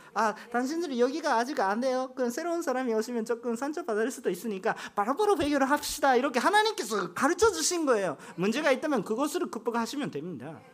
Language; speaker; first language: Korean; non-native, fluent; Japanese